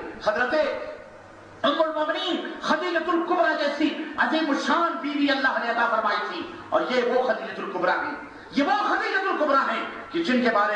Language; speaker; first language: Urdu; native; Urdu